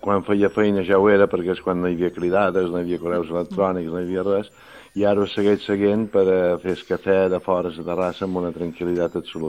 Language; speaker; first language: Catalan; native; Catalan